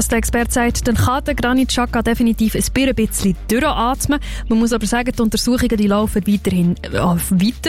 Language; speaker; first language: German; native; German